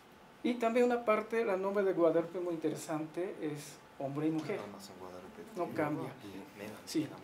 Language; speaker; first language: Spanish; non-native, learner; Japanese